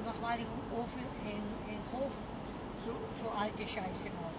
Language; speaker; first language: German; non-native, fluent; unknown